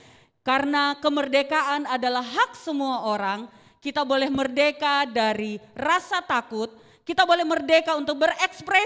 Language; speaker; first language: Indonesian; native; Indonesian